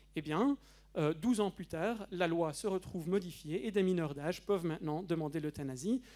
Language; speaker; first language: French; native; French